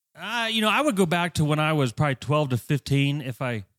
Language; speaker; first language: English; native; English